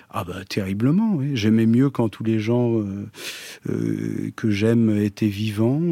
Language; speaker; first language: French; native; French